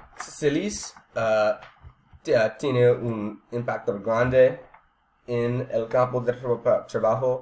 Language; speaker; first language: Spanish; non-native, learner; English